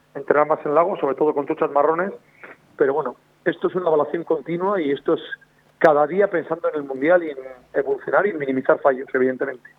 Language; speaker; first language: Spanish; native; Spanish